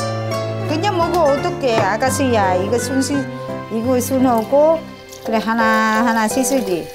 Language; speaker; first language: Korean; non-native, learner; Vietnamese